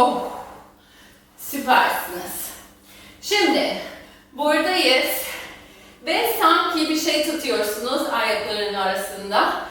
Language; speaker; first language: Turkish; non-native, fluent; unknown